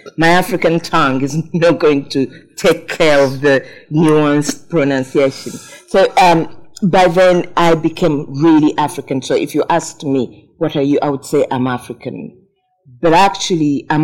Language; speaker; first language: English; non-native, local second language; Ganda